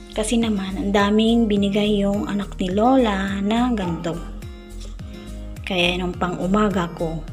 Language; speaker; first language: Filipino; non-native, local second language; Iloko